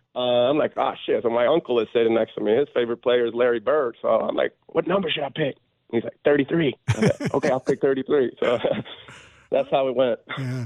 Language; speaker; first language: English; non-native, fluent; Swedish